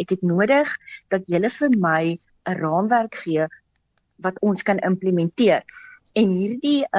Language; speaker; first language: Afrikaans; native; Afrikaans